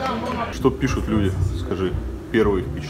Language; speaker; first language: Russian; native; Russian